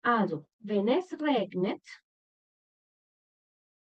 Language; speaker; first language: German; non-native, fluent; Spanish